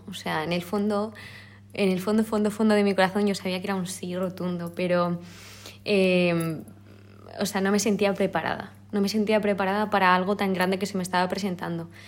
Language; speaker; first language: Spanish; native; Spanish